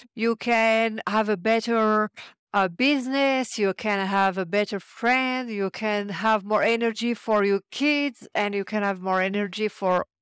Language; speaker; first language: English; non-native, fluent; French